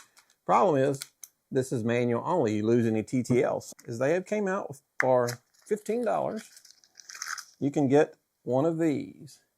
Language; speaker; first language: English; native; English